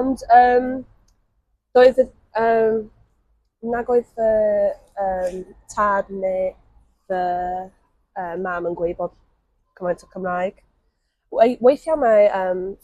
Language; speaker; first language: Welsh; non-native, local second language; English